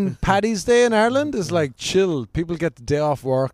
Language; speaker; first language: English; native; English